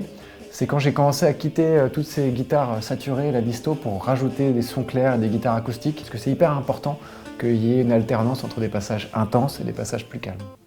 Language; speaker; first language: French; native; French